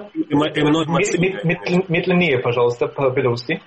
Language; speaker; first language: Russian; non-native, fluent; German